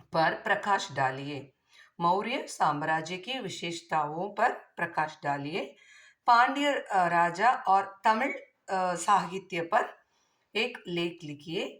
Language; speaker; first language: Hindi; non-native, local second language; Tamil